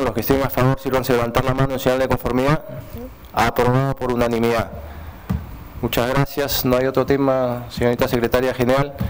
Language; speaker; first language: Spanish; native; Spanish